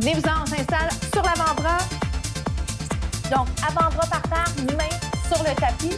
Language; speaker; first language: French; native; French